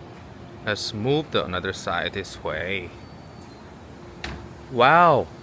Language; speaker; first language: English; non-native, learner; Korean